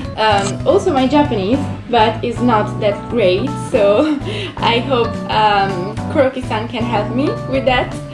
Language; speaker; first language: English; non-native, fluent; Italian